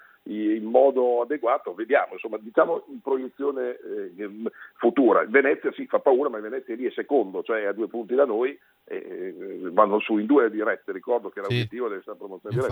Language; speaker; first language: Italian; native; Italian